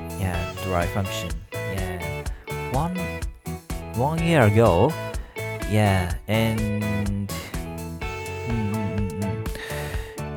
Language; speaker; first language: English; non-native, learner; Japanese